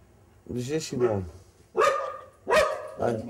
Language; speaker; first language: Danish; non-native, local second language; Kalaallisut